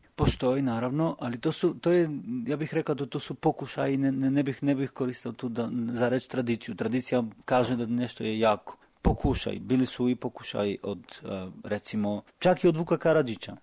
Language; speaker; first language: Serbian; non-native, fluent; Albanian